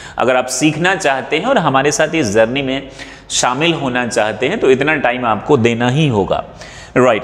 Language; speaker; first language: Hindi; non-native, local second language; Maithili